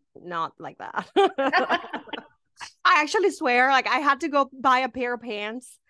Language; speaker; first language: English; non-native, fluent; Spanish